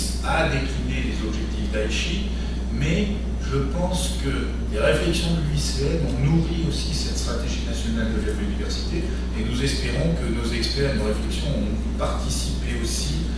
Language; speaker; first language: French; native; French